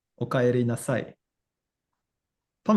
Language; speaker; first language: Japanese; non-native, fluent; English